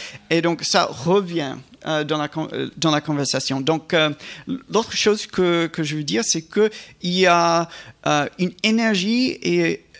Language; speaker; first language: French; non-native, fluent; English